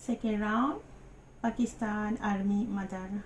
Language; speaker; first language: Hindi; non-native, learner; Malay